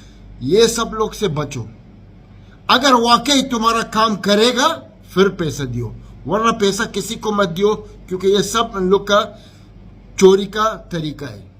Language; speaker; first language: Hindi; non-native, learner; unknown